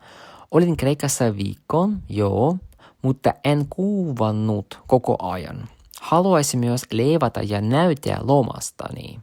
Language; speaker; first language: Finnish; non-native, learner; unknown